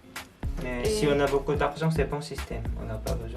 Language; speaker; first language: French; non-native, learner; Korean